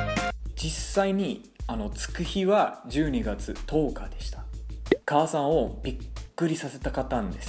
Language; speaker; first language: Japanese; non-native, fluent; English